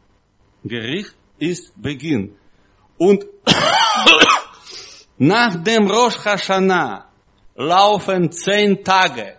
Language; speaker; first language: German; non-native, learner; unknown